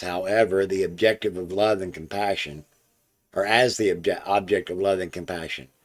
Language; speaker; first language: English; native; English